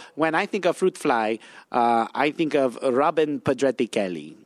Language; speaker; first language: English; native; English